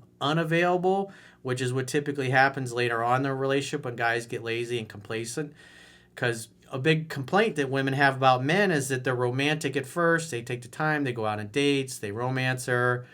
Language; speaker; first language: English; native; English